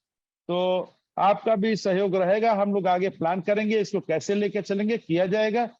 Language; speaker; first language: Hindi; native; Hindi